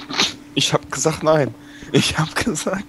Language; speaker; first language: German; native; German